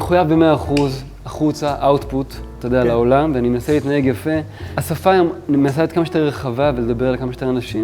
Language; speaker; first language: Hebrew; native; Hebrew